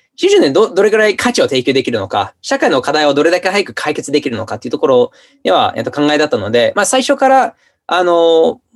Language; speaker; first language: Japanese; non-native, fluent; English